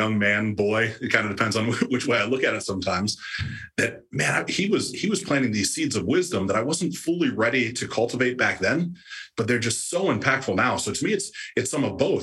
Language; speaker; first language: English; native; English